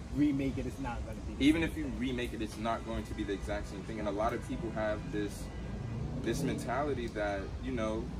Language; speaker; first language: English; native; English